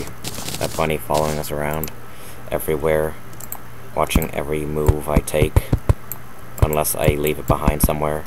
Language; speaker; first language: English; native; English